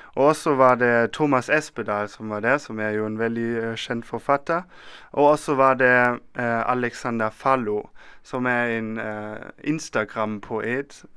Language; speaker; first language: Norwegian; non-native, fluent; German